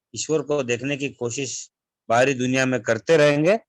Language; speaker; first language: Hindi; non-native, local second language; Marathi